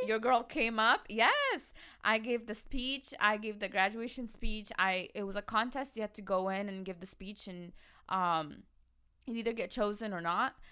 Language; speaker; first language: English; early bilingual, other home language; Arabic